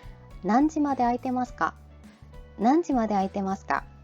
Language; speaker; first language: Japanese; non-native, fluent; Korean